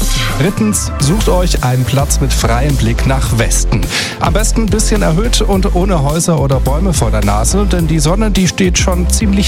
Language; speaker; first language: German; native; German